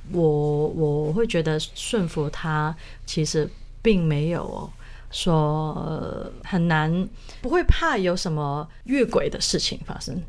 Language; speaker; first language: Chinese; non-native, local second language; Cantonese